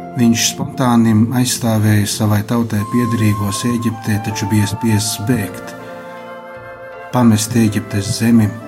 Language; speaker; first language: Latvian; native; Latvian